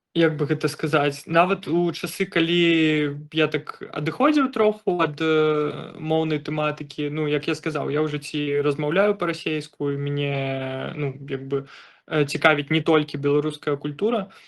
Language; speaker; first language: Belarusian; non-native, local second language; Russian